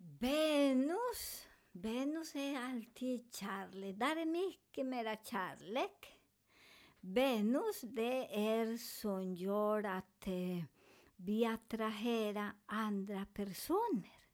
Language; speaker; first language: Swedish; non-native, learner; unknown